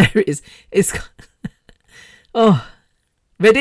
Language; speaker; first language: English; native; English